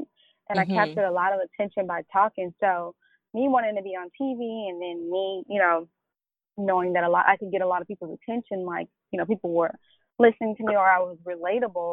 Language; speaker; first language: English; native; English